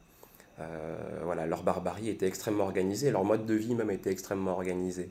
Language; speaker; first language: French; native; French